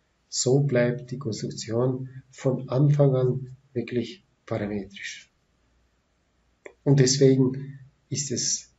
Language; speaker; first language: German; non-native, fluent; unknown